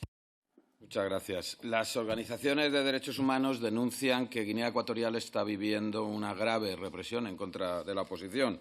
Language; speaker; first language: Spanish; native; Spanish